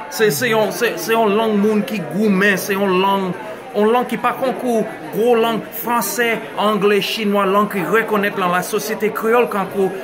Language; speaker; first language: Haitian Creole; non-native, fluent; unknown